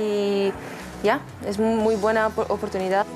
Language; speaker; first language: Spanish; non-native, learner; Estonian